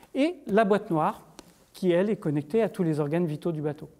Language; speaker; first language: French; native; French